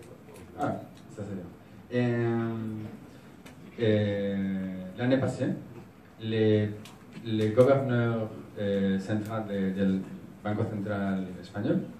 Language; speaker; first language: French; non-native, learner; Spanish